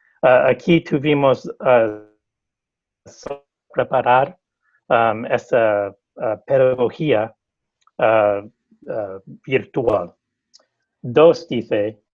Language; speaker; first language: Spanish; non-native, fluent; English